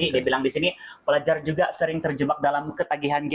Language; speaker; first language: Malay; native; Malay